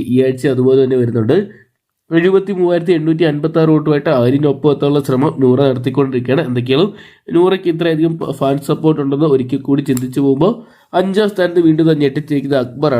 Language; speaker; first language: Malayalam; native; Malayalam